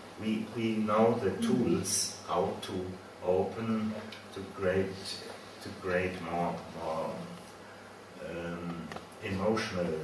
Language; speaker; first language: English; non-native, learner; German